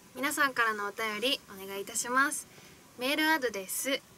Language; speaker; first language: Japanese; native; Japanese